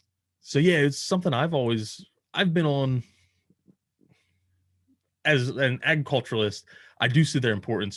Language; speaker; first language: English; native; English